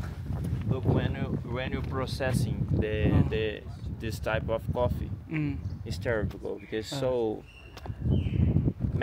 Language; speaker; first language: English; non-native, learner; Portuguese